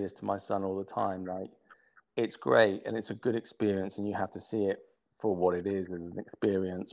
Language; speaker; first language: English; native; English